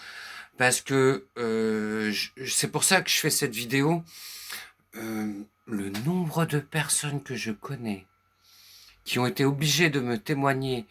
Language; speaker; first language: French; native; French